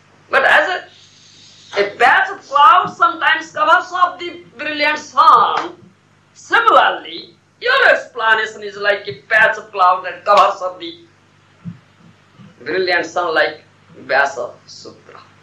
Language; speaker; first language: English; non-native, local second language; Odia